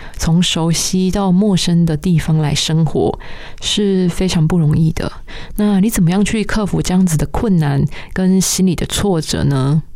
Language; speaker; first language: Chinese; native; Chinese